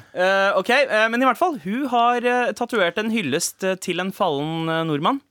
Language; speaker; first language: Norwegian; early bilingual, other home language; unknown